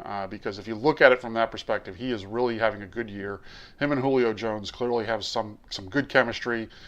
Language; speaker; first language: English; native; English